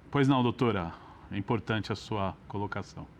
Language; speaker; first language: Portuguese; native; Portuguese